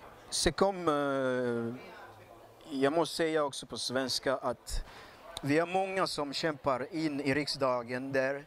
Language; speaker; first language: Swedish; non-native, fluent; Lingala